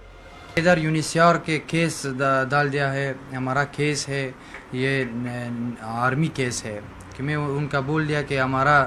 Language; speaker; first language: Hindi; non-native, learner; Persian